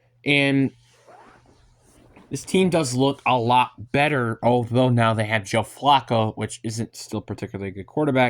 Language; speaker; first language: English; native; English